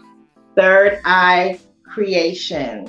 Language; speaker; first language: English; native; English